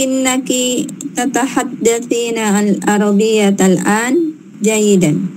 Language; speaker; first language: Arabic; non-native, learner; Indonesian